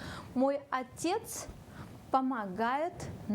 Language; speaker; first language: Russian; non-native, local second language; Kyrgyz